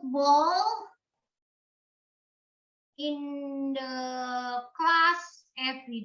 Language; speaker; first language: English; non-native, learner; Indonesian